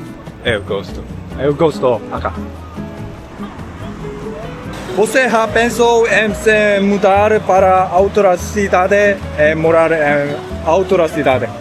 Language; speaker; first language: Portuguese; non-native, learner; Korean